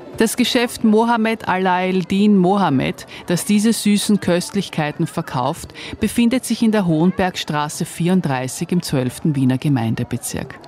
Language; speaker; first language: German; native; German